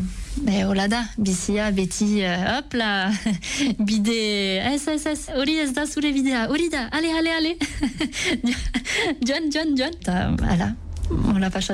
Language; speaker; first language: Basque; non-native, local second language; French